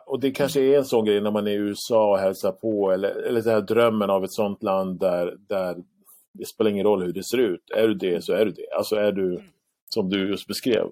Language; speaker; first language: Swedish; early bilingual, other home language; Arabic